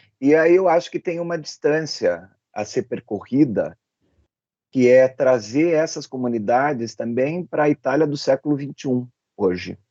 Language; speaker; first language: Portuguese; native; Portuguese